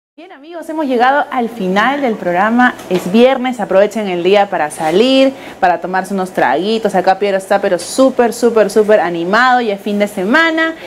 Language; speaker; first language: Spanish; native; Spanish